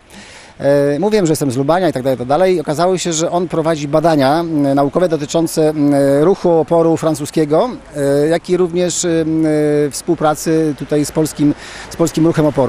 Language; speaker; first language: Polish; native; Polish